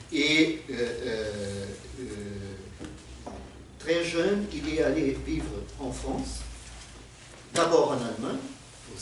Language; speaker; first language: French; non-native, fluent; Portuguese